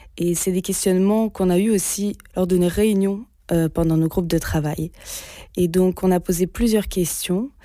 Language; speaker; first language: French; non-native, fluent; Italian